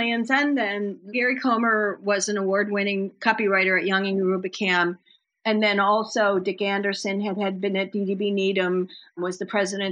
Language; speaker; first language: English; native; English